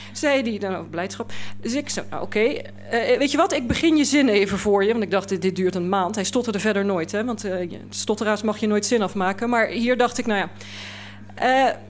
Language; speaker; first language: Dutch; native; Dutch